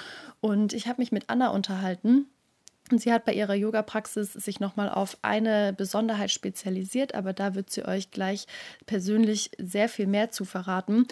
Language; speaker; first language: German; native; German